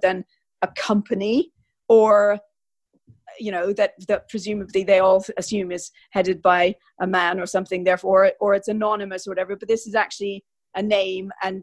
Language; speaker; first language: English; native; English